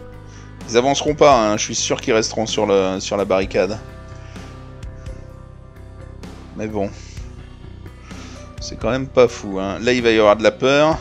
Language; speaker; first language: French; native; French